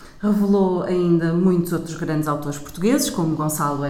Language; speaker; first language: Portuguese; native; Portuguese